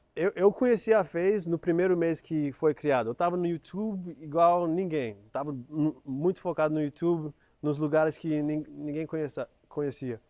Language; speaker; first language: Portuguese; early bilingual, heritage; Portuguese